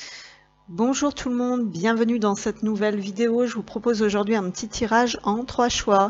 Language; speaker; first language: French; native; French